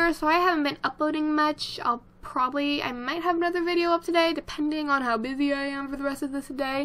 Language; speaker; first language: English; native; English